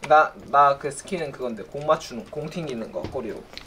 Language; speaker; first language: Korean; native; Korean